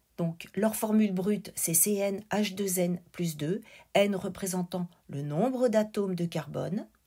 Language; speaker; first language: French; native; French